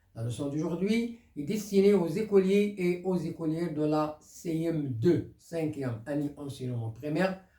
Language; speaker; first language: French; non-native, local second language; Arabic